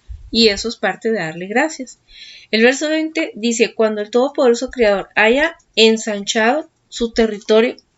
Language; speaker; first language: Spanish; native; Spanish